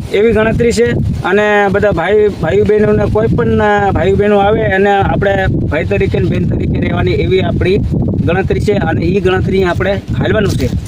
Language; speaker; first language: Gujarati; non-native, local second language; Bhili